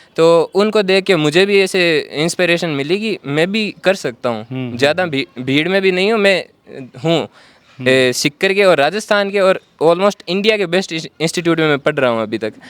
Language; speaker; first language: Hindi; native; Hindi